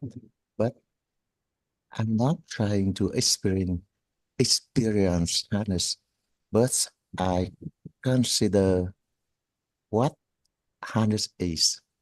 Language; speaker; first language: English; non-native, learner; Vietnamese